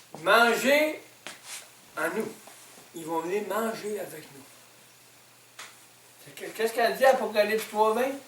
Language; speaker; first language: French; native; French